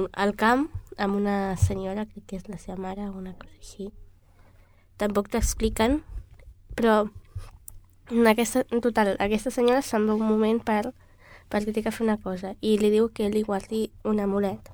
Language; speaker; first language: Catalan; non-native, local second language; Spanish